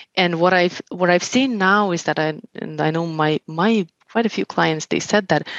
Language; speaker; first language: English; non-native, fluent; Lithuanian